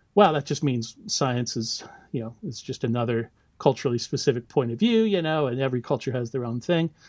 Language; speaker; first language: English; native; English